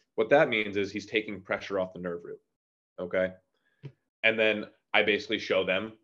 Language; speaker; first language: English; native; English